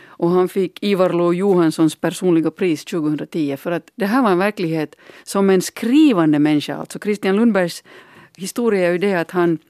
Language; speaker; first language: Swedish; native; Swedish